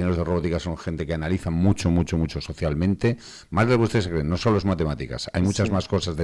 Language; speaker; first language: Spanish; native; Spanish